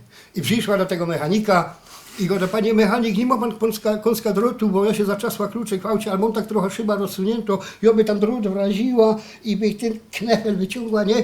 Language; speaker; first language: Polish; native; Polish